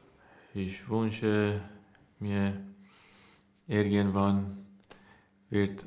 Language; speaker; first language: German; non-native, learner; Persian